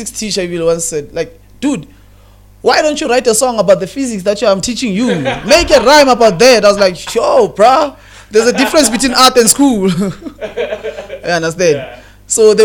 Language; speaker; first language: English; non-native, local second language; Xhosa